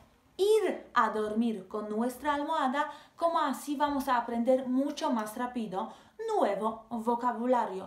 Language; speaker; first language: Spanish; non-native, fluent; Polish